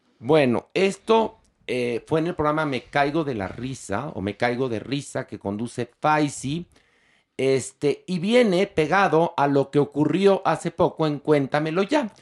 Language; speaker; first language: Spanish; native; Spanish